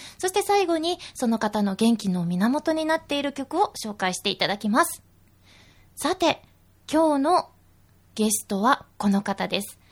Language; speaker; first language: Japanese; native; Japanese